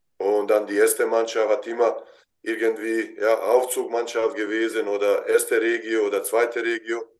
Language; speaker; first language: German; non-native, fluent; Bosnian